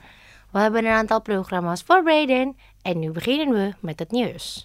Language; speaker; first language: Dutch; non-native, fluent; Indonesian